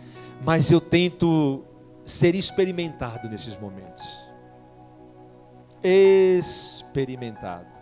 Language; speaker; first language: Portuguese; native; Portuguese